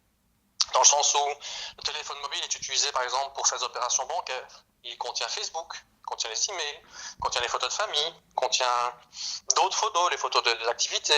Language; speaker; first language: French; native; French